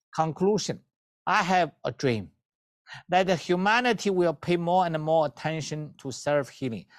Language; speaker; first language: English; non-native, learner; Chinese